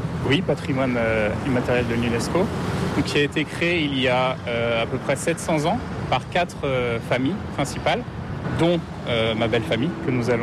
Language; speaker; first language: French; native; French